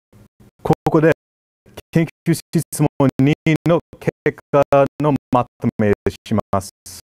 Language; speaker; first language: Japanese; non-native, fluent; English